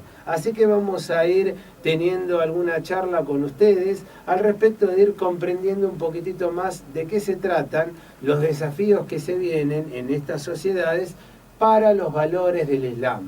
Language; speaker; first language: Spanish; native; Spanish